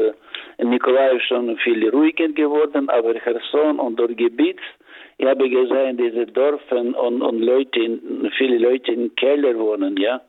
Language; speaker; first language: German; non-native, learner; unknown